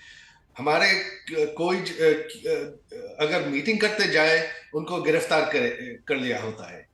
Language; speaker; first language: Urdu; non-native, fluent; Bangla